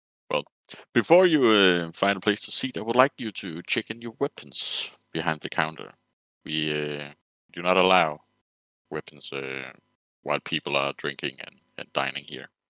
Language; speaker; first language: English; non-native, fluent; Danish